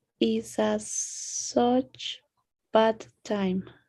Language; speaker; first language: English; non-native, learner; Spanish